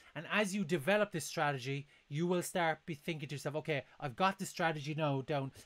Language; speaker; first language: English; native; English